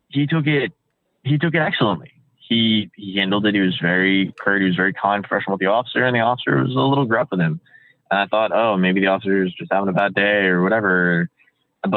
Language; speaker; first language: English; native; English